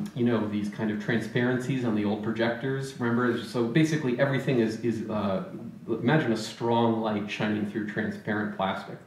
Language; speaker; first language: English; native; English